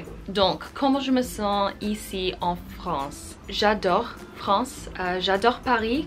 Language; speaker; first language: French; non-native, fluent; English